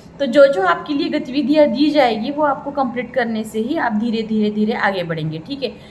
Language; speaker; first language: Hindi; non-native, local second language; Marathi